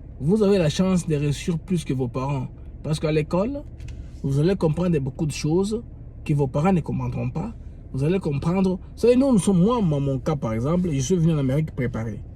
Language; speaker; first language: French; non-native, local second language; Lingala